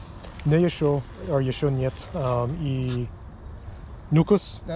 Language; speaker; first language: Russian; non-native, learner; English